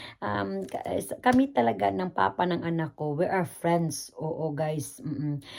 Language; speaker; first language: English; non-native, local second language; Filipino